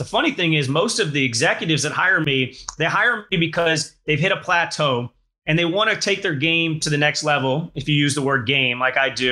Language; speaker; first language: English; native; English